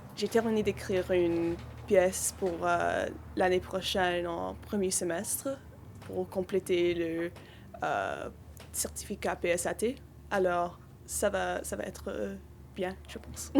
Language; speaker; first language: French; non-native, local second language; English